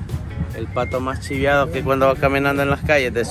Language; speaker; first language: Spanish; native; Spanish